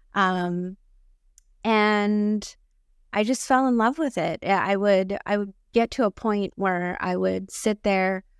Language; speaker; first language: English; early bilingual, other home language; Filipino